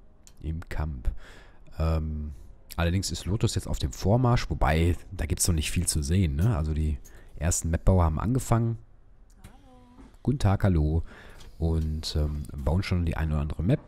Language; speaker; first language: German; native; German